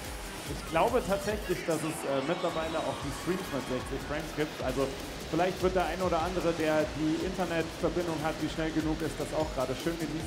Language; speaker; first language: German; native; German